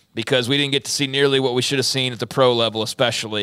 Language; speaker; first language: English; native; English